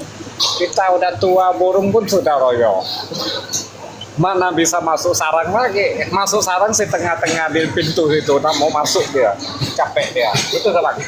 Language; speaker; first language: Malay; non-native, local second language; Hakka Chinese